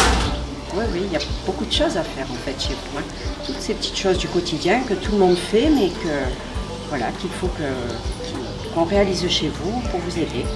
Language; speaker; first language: French; native; French